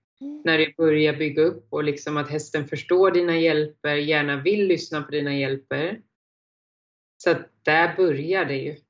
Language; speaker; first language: Swedish; native; Swedish